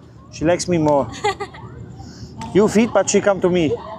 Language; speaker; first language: English; non-native, learner; German